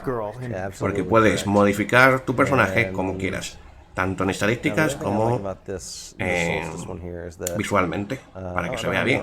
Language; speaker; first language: Spanish; native; Spanish